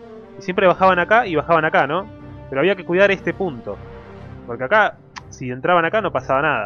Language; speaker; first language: Spanish; native; Spanish